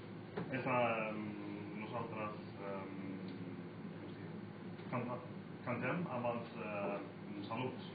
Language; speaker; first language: Catalan; non-native, learner; Swedish